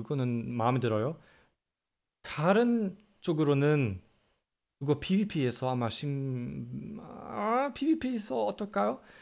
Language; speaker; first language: Korean; non-native, fluent; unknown